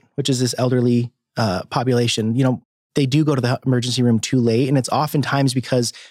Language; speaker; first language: English; native; English